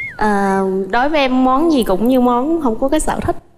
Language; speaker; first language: Vietnamese; native; Vietnamese